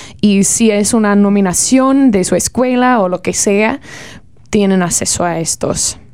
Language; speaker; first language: Spanish; non-native, learner; English